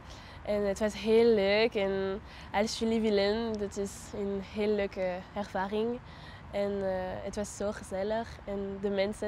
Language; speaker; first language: Dutch; non-native, learner; French